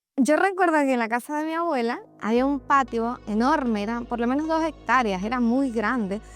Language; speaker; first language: Spanish; native; Spanish